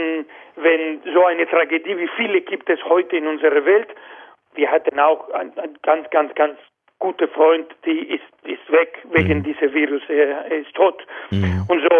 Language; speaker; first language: German; non-native, fluent; Spanish